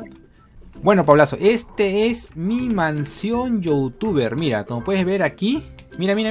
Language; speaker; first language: Spanish; native; Spanish